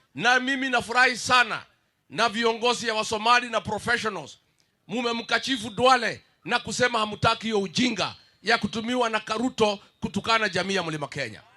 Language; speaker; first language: Swahili; native; Swahili